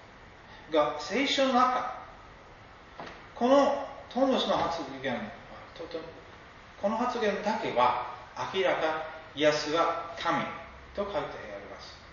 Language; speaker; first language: Japanese; non-native, fluent; English